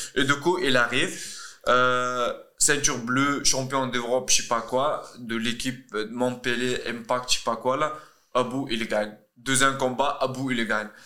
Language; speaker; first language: French; early bilingual, other home language; Russian